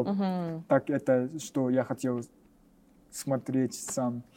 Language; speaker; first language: Russian; non-native, learner; Japanese